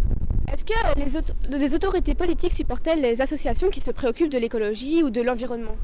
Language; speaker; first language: French; native; French